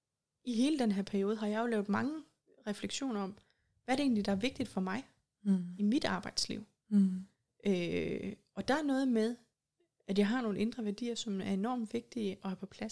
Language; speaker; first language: Danish; native; Danish